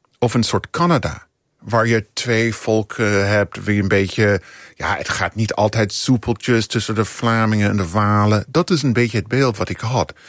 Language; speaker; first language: Dutch; non-native, fluent; English